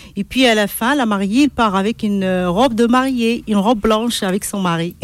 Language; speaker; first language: French; non-native, local second language; Arabic